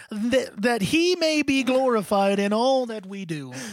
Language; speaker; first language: English; native; English